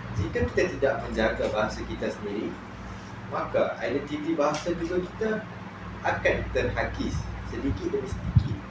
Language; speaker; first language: Malay; native; Malay